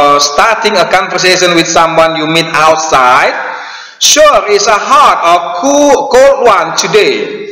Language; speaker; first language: English; non-native, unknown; Indonesian